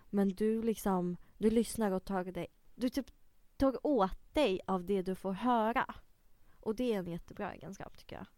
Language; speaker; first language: Swedish; early bilingual, other home language; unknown